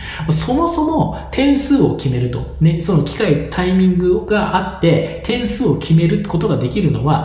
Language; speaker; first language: Japanese; native; Japanese